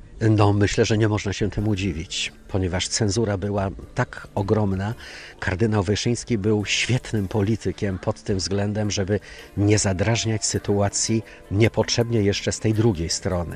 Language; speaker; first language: Polish; native; Polish